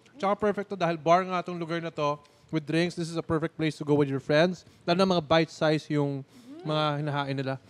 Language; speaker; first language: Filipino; native; Filipino